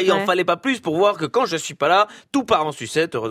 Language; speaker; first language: French; native; French